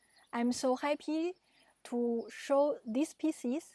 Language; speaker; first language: English; non-native, fluent; Chinese